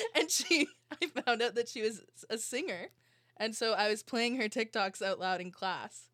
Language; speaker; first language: English; native; English